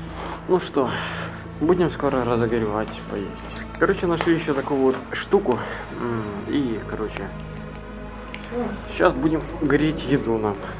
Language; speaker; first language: Russian; native; Russian